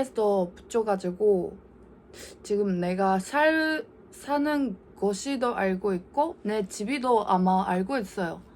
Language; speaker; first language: Korean; non-native, learner; Japanese